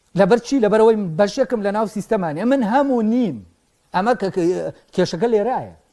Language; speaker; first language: Central Kurdish; native; Central Kurdish